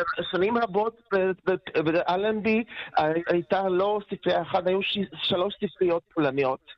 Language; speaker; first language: Hebrew; non-native, fluent; Polish